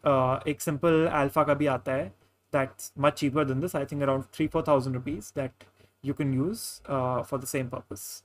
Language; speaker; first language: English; non-native, local second language; Hindi